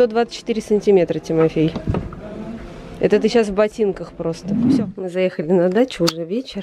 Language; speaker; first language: Russian; native; Russian